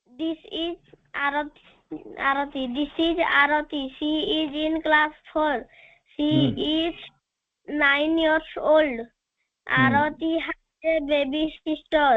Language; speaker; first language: English; non-native, learner; Odia